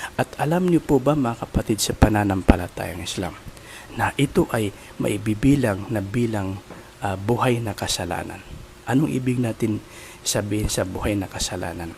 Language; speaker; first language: Filipino; non-native, local second language; Maranao